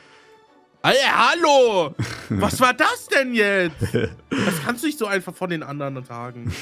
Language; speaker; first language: German; native; German